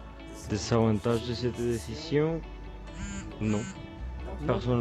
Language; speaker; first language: French; non-native, learner; Spanish